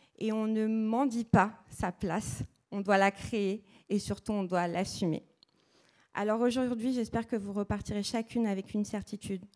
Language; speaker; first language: French; early bilingual, other home language; Portuguese